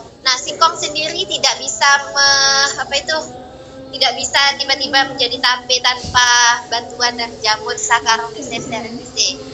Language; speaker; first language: Indonesian; native; Indonesian